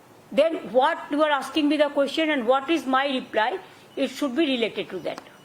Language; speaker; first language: English; non-native, local second language; Bangla